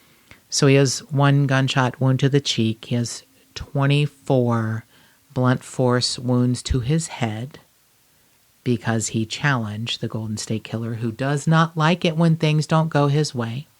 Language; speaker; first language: English; native; English